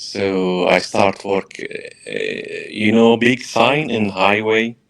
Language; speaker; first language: English; non-native, learner; Arabic